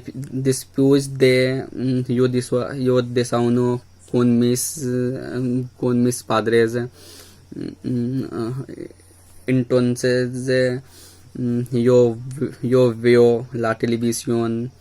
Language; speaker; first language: Spanish; non-native, learner; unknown